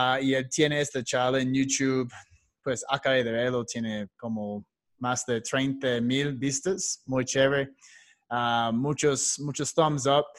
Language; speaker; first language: Spanish; non-native, fluent; English